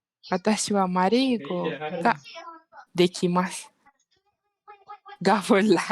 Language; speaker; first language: Japanese; non-native, learner; Malay